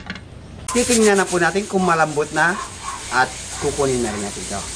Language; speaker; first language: Filipino; native; Filipino